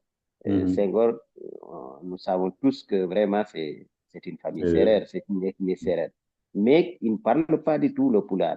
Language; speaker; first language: French; non-native, local second language; Fula